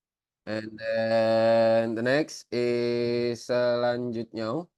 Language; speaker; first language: English; non-native, fluent; Indonesian